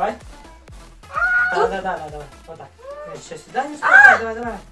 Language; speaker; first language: Russian; native; Russian